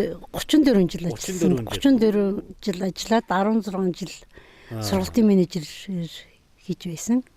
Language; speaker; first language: Mongolian; non-native, local second language; Kazakh